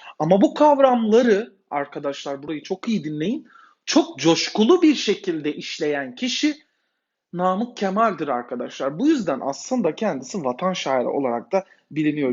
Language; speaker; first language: Turkish; native; Turkish